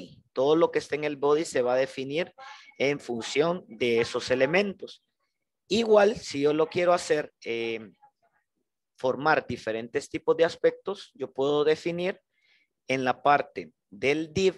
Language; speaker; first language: Spanish; native; Spanish